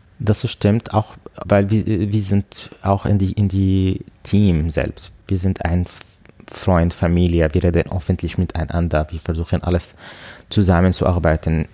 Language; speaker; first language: German; non-native, learner; Arabic